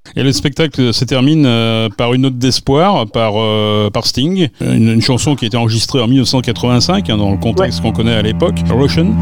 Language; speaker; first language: French; native; French